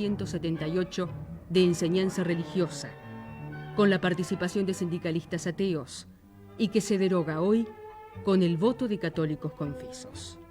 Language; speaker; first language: Spanish; native; Spanish